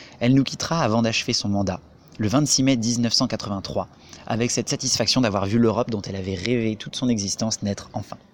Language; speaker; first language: French; native; French